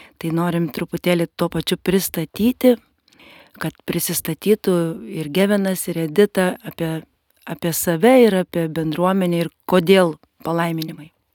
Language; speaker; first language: Lithuanian; native; Lithuanian